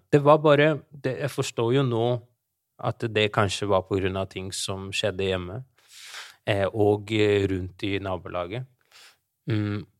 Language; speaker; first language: Norwegian; early bilingual, other home language; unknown